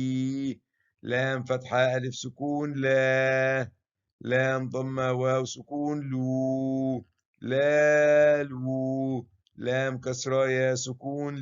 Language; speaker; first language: Arabic; non-native, fluent; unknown